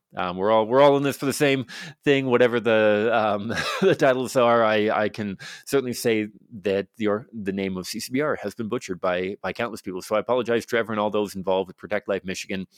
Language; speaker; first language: English; native; English